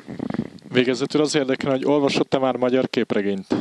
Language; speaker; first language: Hungarian; native; Hungarian